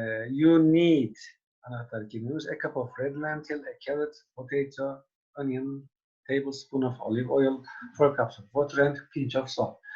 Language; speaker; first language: English; non-native, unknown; Turkish